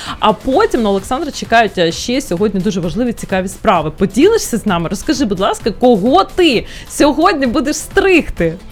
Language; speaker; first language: Ukrainian; native; Ukrainian